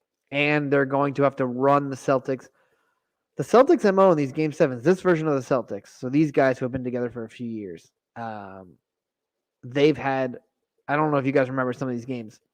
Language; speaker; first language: English; native; English